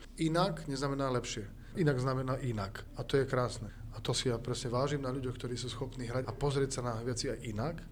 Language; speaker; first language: Slovak; native; Slovak